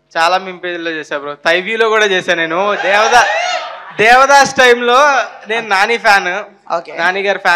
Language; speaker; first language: Telugu; native; Telugu